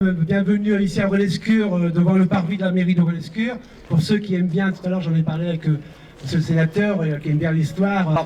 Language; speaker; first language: French; native; French